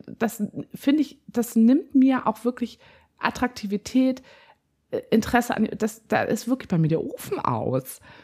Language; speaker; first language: German; native; German